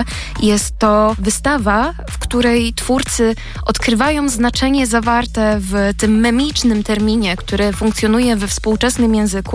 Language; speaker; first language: Polish; native; Polish